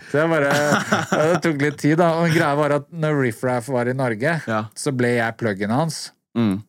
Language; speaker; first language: Norwegian; native; Norwegian